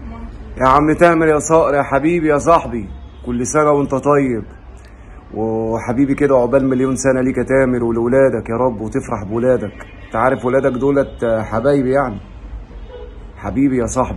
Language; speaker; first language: Arabic; native; Arabic